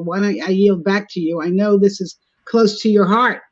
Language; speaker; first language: English; native; English